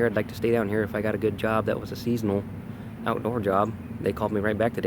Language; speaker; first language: English; native; English